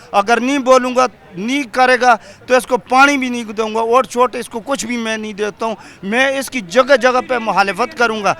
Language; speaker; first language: Urdu; non-native, local second language; Pashto